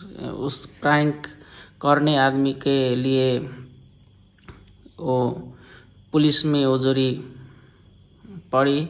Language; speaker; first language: Hindi; non-native, learner; Nepali